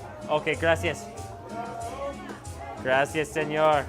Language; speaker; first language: Spanish; non-native, learner; English